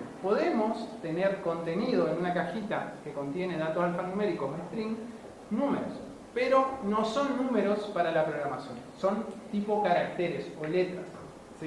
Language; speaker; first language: Spanish; native; Spanish